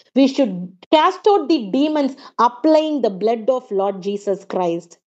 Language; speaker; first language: English; non-native, local second language; Tamil